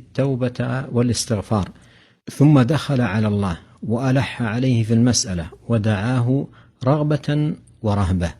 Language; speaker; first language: Arabic; native; Arabic